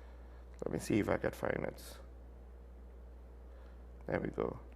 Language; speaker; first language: English; native; English